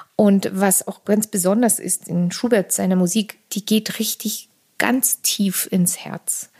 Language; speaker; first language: German; non-native, fluent; Armenian